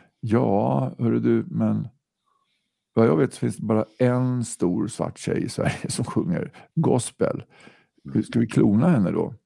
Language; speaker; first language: Swedish; native; Swedish